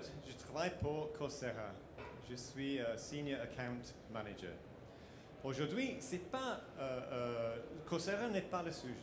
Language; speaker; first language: French; non-native, fluent; English